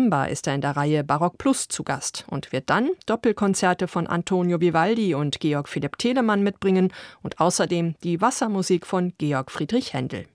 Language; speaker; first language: German; native; German